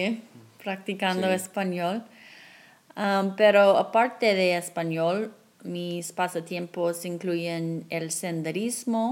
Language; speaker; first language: Spanish; non-native, fluent; English